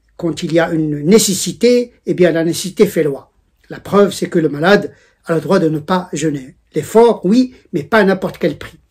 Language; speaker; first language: French; non-native, local second language; Arabic